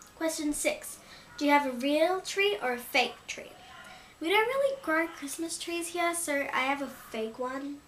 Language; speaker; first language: English; native; English